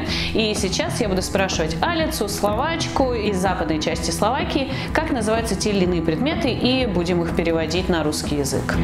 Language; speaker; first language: Russian; native; Russian